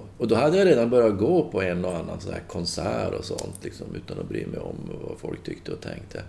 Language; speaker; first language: Swedish; native; Swedish